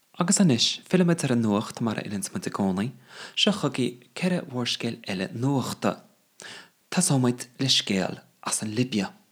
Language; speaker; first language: Irish; non-native, fluent; English